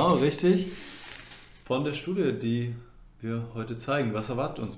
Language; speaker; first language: German; native; German